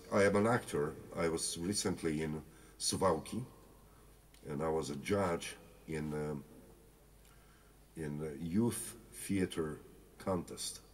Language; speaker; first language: English; non-native, fluent; Polish